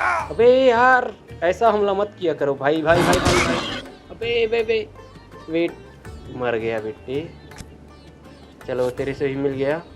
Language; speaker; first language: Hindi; non-native, local second language; Chhattisgarhi